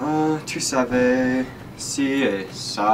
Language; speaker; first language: French; non-native, learner; English